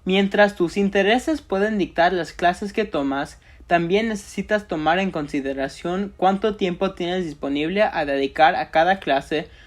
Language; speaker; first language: Spanish; early bilingual, other home language; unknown